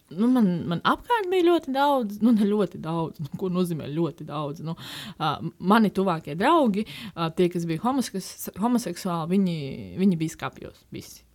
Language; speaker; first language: Latvian; native; Latvian